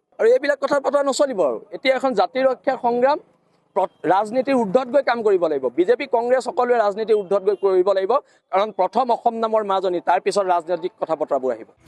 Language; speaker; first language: Assamese; native; Assamese